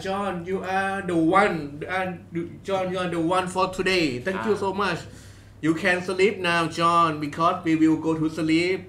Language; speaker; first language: English; non-native, learner; Thai